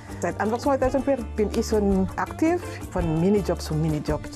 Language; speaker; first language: German; non-native, learner; Indonesian